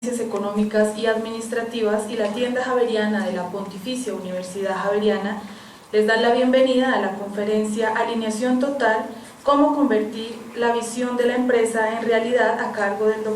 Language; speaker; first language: Spanish; native; Spanish